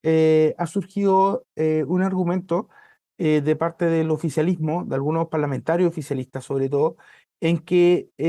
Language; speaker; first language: Spanish; native; Spanish